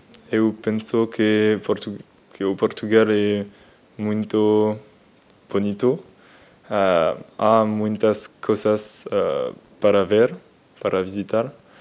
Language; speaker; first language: Portuguese; non-native, learner; French